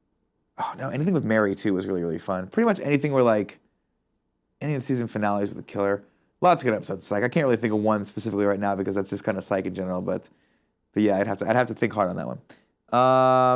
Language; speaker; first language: English; native; English